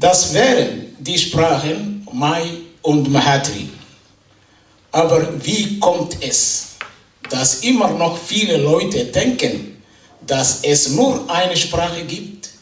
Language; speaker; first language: German; non-native, fluent; Somali